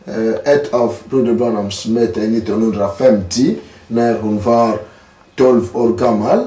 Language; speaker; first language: Swedish; non-native, learner; French